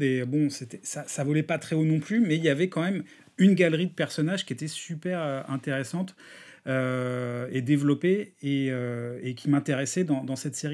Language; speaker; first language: French; native; French